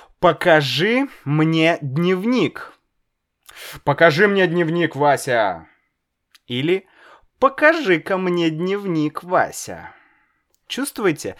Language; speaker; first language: Russian; native; Russian